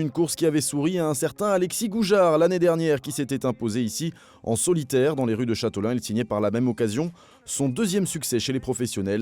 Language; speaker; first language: French; native; French